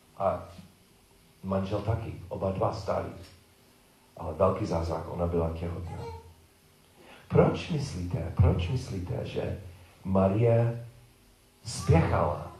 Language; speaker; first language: Czech; non-native, learner; English